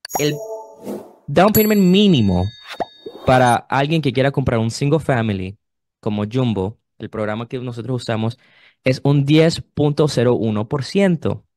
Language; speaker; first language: Spanish; early bilingual, heritage; Spanish